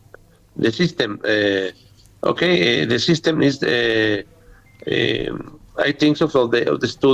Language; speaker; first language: English; non-native, learner; Spanish